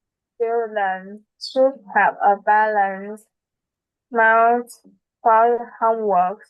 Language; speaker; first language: English; non-native, learner; Vietnamese